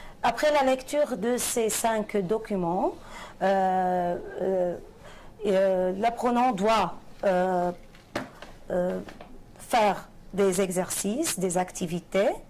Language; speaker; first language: French; non-native, fluent; Arabic